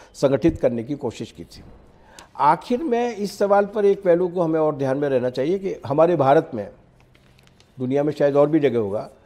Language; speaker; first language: Hindi; native; Hindi